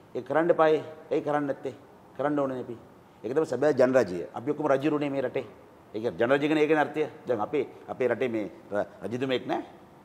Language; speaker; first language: Sinhala; non-native, local second language; Tamil